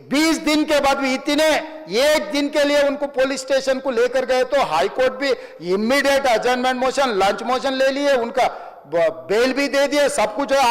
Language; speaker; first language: Hindi; non-native, local second language; Telugu